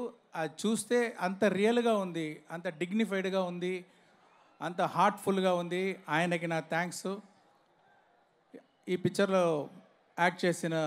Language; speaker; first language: Telugu; non-native, learner; Tamil